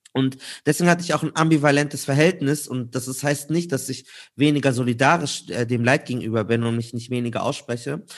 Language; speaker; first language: German; native; German